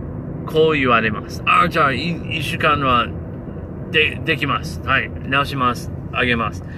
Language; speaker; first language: Japanese; non-native, learner; English